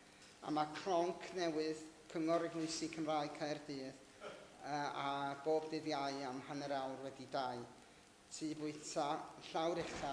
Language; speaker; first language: Welsh; native; Welsh